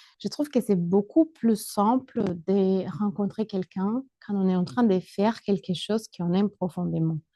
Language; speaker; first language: French; non-native, fluent; Spanish